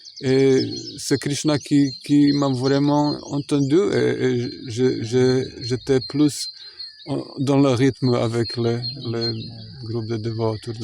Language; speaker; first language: French; non-native, fluent; Croatian